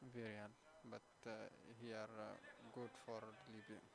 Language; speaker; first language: English; non-native, learner; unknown